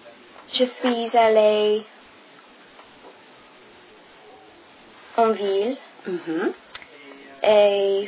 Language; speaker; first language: French; non-native, learner; English